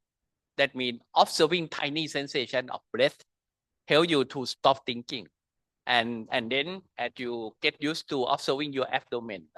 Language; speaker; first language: English; non-native, learner; Thai